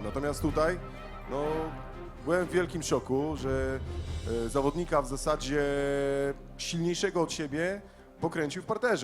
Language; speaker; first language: Polish; native; Polish